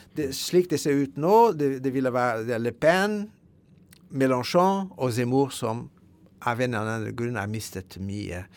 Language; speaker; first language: Norwegian; non-native, fluent; French